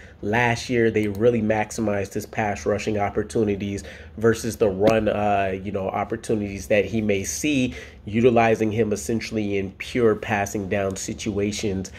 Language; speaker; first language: English; native; English